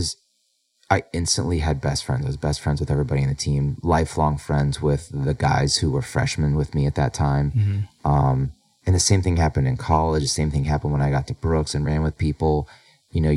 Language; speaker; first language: English; native; English